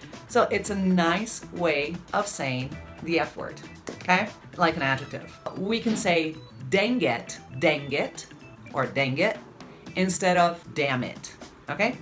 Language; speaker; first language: English; native; English